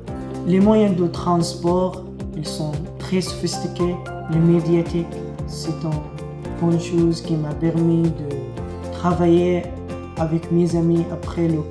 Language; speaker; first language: French; non-native, learner; Arabic